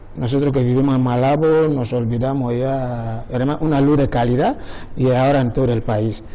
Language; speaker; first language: Spanish; non-native, local second language; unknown